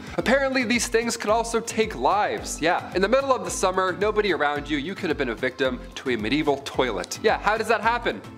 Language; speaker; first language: English; native; English